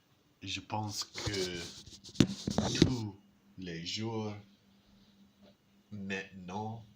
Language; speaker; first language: French; non-native, learner; English